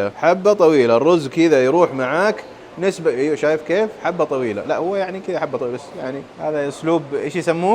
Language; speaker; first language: Arabic; native; Arabic